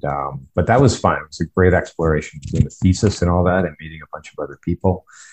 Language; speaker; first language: English; native; English